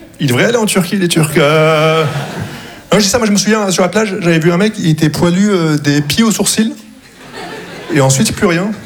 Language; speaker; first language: French; early bilingual, other home language; Arabic